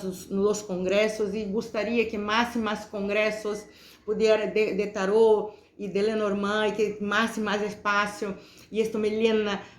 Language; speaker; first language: Spanish; non-native, fluent; Portuguese